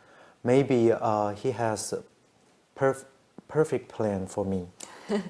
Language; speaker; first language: English; non-native, learner; Chinese